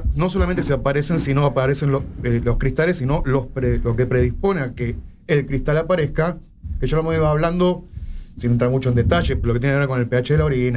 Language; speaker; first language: Spanish; native; Spanish